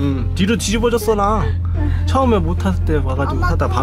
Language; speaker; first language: Korean; native; Korean